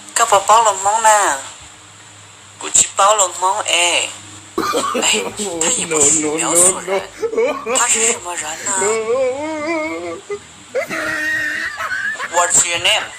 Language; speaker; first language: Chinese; non-native, learner; Hmong